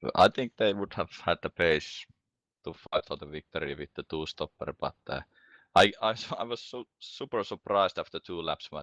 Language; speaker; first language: English; non-native, fluent; Finnish